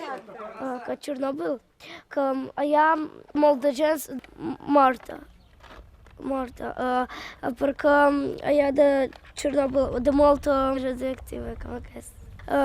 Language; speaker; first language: Catalan; non-native, learner; Russian